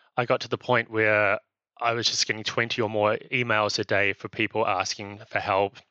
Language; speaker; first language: English; native; English